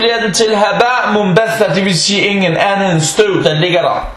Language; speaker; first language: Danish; non-native, local second language; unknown